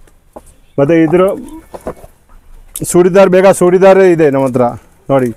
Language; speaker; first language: Kannada; non-native, local second language; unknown